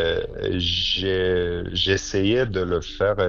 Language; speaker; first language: French; non-native, fluent; Romanian